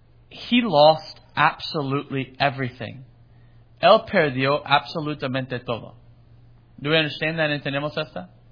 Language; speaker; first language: Spanish; non-native, fluent; English